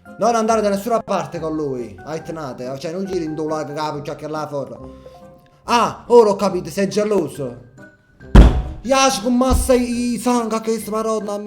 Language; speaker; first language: Italian; native; Italian